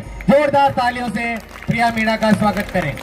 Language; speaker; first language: Hindi; native; Hindi